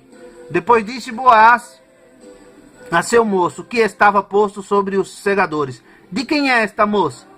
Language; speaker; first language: Portuguese; native; Portuguese